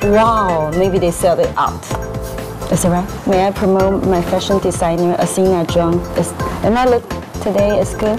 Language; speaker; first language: English; non-native, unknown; Chinese